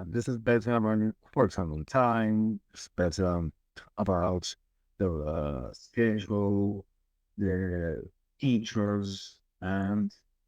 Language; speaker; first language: English; non-native, learner; Spanish